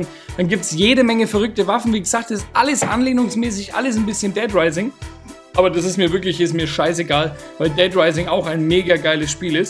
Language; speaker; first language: German; native; German